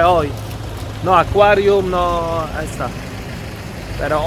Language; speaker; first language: Spanish; non-native, learner; Polish